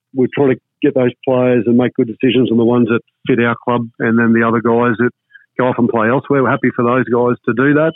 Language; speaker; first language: English; native; English